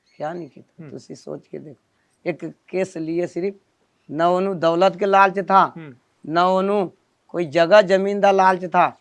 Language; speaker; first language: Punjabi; non-native, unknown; Nepali